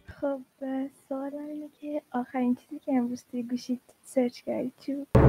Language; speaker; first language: Persian; early bilingual, heritage; Persian